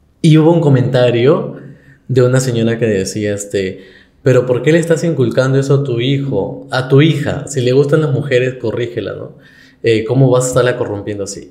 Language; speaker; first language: Spanish; native; Spanish